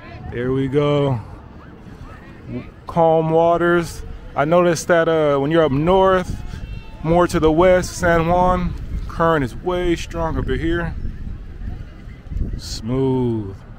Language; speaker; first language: English; native; English